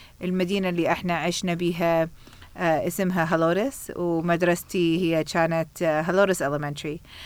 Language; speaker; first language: Arabic; early bilingual, heritage; Arabic